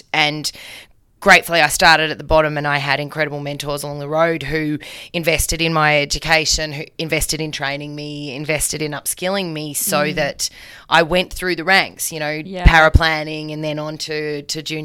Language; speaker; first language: English; native; English